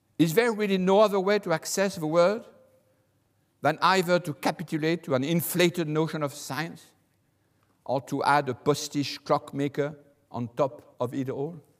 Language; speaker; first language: English; non-native, fluent; French